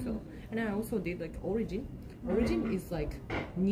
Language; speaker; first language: English; non-native, learner; Japanese